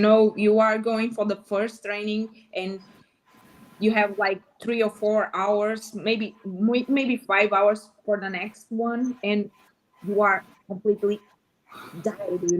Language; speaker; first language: English; non-native, learner; Portuguese